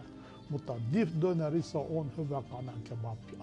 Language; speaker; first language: Finnish; non-native, learner; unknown